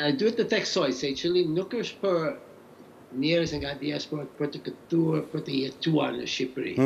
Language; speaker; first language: Albanian; early bilingual, heritage; English